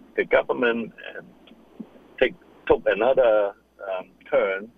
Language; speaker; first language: English; non-native, local second language; Cantonese